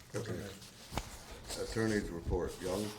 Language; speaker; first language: English; native; English